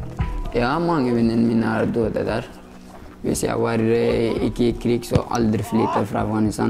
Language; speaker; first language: Norwegian; early bilingual, other home language; Persian